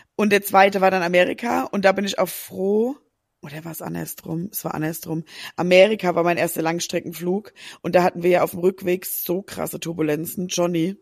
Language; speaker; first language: German; native; German